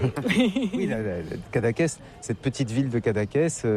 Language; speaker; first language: French; native; French